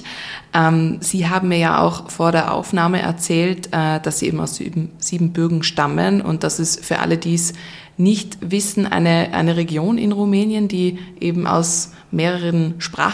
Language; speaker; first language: German; native; German